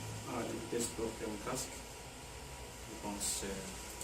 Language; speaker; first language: French; non-native, learner; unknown